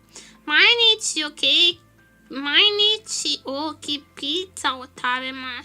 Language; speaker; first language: Japanese; non-native, learner; English